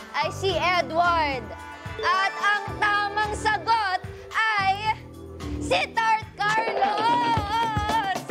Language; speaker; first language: Filipino; native; Filipino